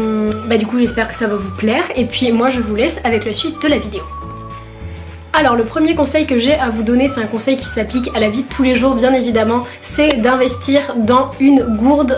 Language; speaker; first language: French; native; French